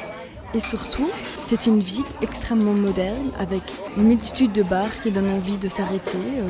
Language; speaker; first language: French; native; French